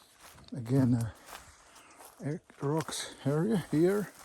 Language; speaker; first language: English; non-native, learner; Portuguese